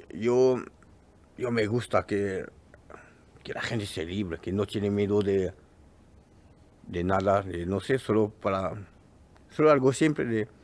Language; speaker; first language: Spanish; non-native, learner; French